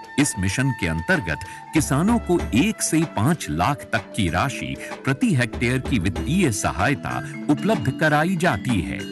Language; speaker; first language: Hindi; native; Hindi